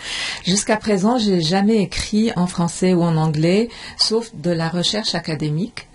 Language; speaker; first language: French; non-native, fluent; Arabic